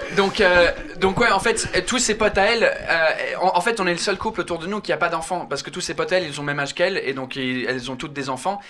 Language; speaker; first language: French; non-native, fluent; English